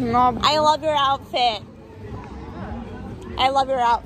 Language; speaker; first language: English; non-native, fluent; Italian